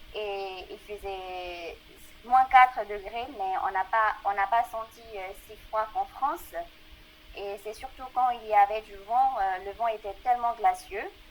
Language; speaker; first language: French; non-native, fluent; Burmese